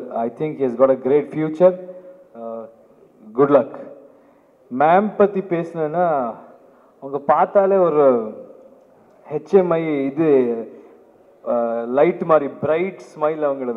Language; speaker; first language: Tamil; non-native, learner; Kannada